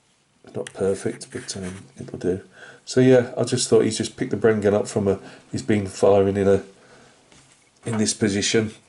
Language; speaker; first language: English; native; English